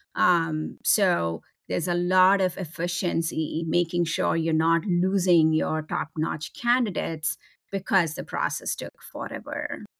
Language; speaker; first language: English; non-native, local second language; Tamil